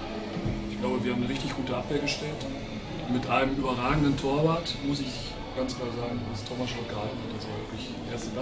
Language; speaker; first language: German; native; German